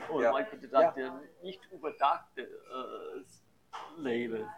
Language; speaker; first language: German; non-native, learner; English